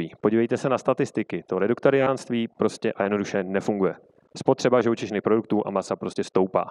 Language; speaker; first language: Czech; native; Czech